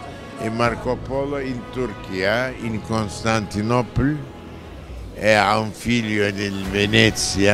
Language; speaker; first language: Italian; non-native, learner; Turkish